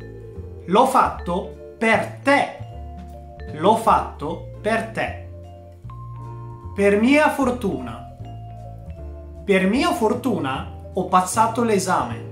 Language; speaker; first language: Italian; non-native, fluent; Japanese